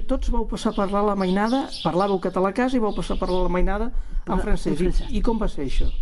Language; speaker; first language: Catalan; native; Catalan